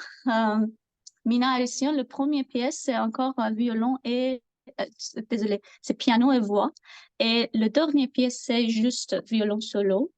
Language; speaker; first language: French; non-native, learner; Persian